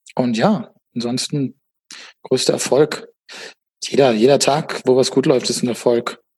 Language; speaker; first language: German; native; German